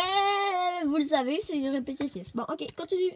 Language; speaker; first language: French; native; French